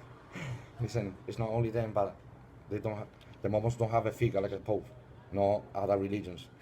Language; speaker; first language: English; non-native, fluent; Spanish